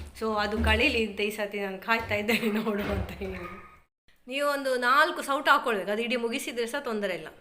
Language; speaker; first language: Kannada; native; Kannada